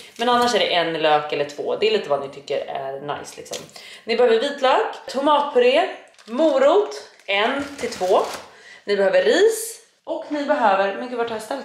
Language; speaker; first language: Swedish; native; Swedish